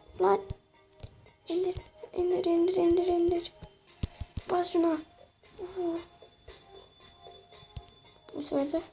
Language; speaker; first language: Turkish; native; Turkish